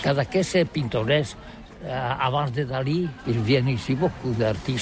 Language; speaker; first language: French; non-native, learner; Catalan